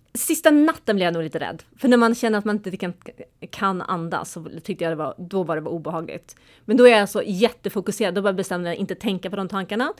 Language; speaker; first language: Swedish; native; Swedish